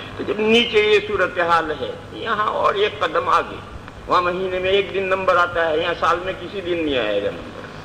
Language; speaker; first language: Urdu; non-native, local second language; Gujarati